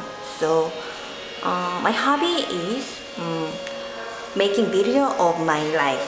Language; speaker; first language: English; non-native, learner; Korean